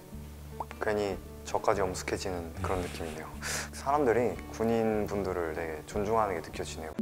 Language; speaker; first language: Korean; native; Korean